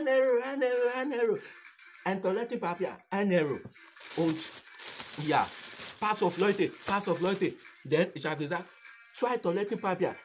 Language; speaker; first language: German; non-native, learner; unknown